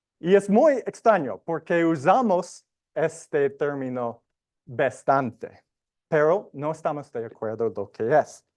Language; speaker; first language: Spanish; non-native, learner; English